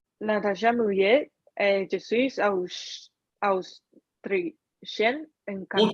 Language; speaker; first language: French; non-native, learner; Chinese